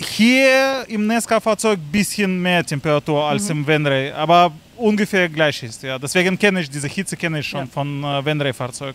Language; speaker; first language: German; non-native, learner; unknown